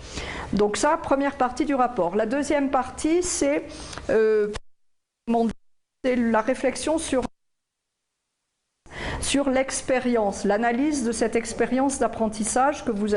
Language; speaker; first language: French; native; French